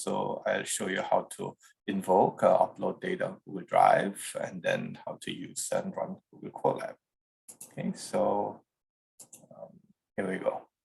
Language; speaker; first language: English; non-native, fluent; Korean